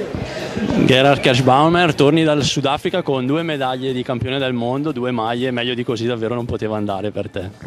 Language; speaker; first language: Italian; native; Italian